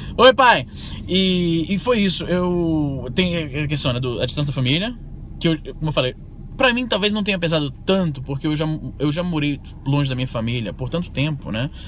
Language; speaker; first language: Portuguese; native; Portuguese